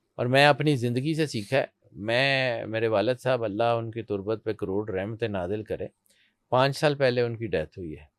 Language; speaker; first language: Urdu; non-native, local second language; Punjabi